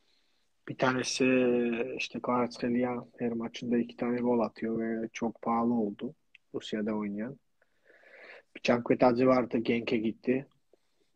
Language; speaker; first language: Turkish; non-native, fluent; Georgian